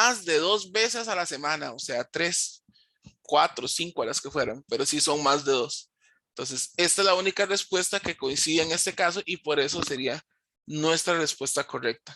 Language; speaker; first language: Spanish; native; Spanish